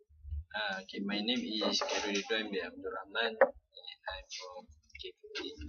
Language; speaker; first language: English; non-native, local second language; Malay